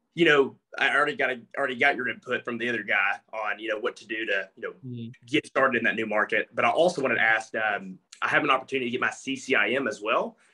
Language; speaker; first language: English; native; English